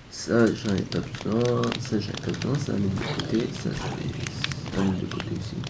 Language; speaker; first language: French; native; French